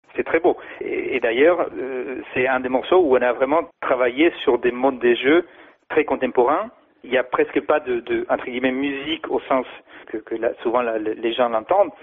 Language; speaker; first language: French; non-native, fluent; Spanish